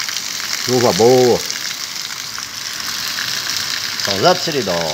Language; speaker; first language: Portuguese; native; Portuguese